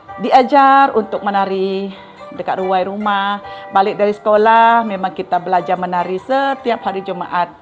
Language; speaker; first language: Malay; non-native, local second language; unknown